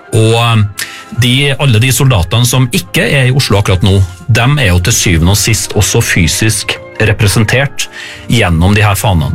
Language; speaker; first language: Norwegian; native; Norwegian